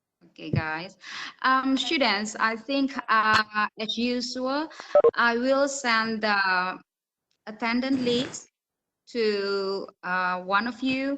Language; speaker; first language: English; non-native, fluent; Indonesian